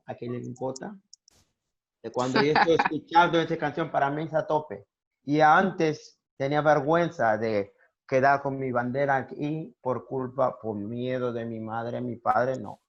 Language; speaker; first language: Spanish; non-native, learner; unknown